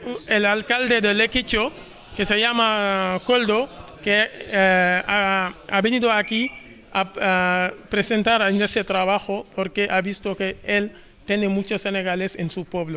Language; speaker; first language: Spanish; non-native, fluent; Wolof